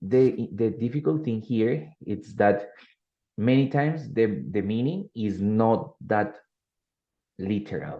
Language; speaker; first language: English; non-native, fluent; Spanish